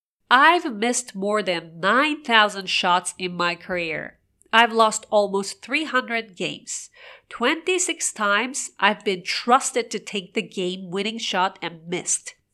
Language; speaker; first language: English; non-native, fluent; Japanese